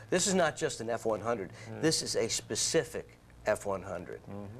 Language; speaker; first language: English; native; English